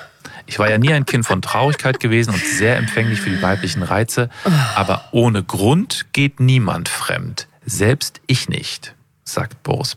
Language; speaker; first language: German; native; German